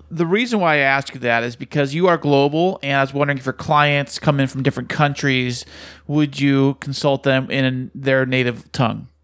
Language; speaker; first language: English; native; English